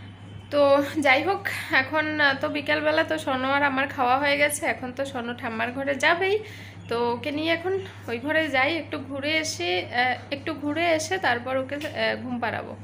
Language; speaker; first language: Bangla; native; Bangla